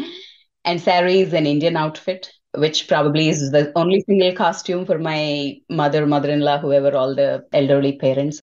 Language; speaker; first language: English; non-native, local second language; Telugu